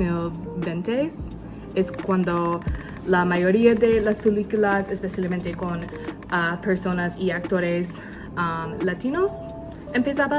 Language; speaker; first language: Spanish; non-native, learner; English